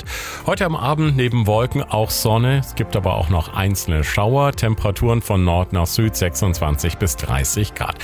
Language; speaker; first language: German; native; German